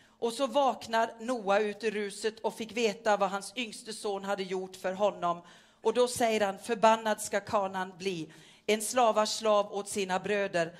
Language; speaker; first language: Swedish; non-native, fluent; Norwegian